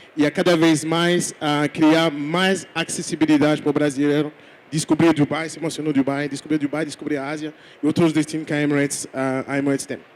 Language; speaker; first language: Portuguese; non-native, fluent; French